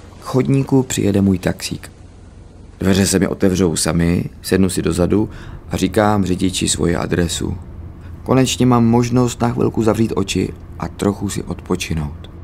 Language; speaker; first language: Czech; native; Czech